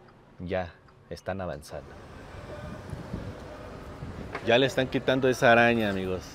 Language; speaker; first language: Spanish; native; Spanish